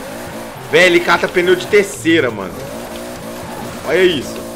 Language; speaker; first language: Portuguese; native; Portuguese